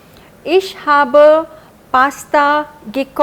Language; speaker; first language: German; non-native, fluent; Hindi